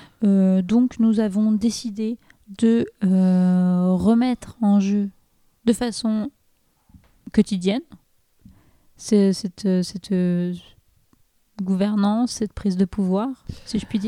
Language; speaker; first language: French; native; French